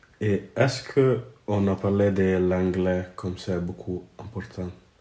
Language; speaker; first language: French; non-native, fluent; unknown